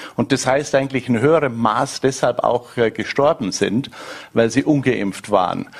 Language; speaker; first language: German; native; German